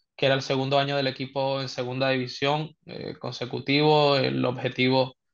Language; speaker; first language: Spanish; native; Spanish